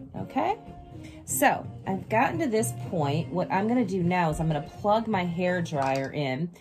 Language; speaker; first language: English; native; English